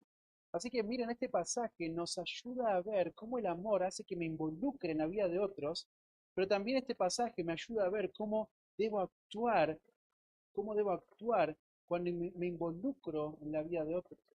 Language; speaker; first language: Spanish; native; Spanish